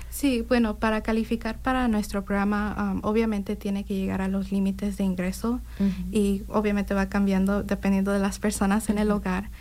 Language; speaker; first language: Spanish; early bilingual, heritage; Spanish